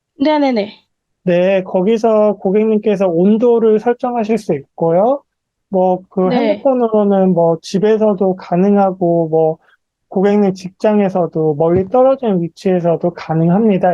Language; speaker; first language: Korean; native; Korean